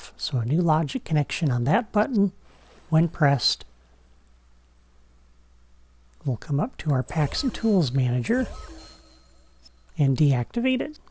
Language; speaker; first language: English; native; English